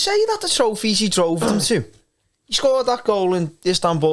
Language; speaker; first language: English; native; English